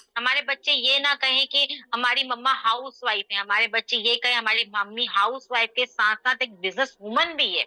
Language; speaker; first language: Hindi; native; Hindi